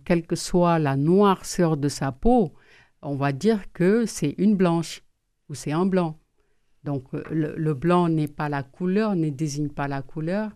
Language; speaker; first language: French; non-native, local second language; Wolof